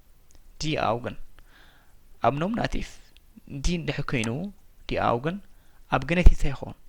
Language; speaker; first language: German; non-native, fluent; Tigrinya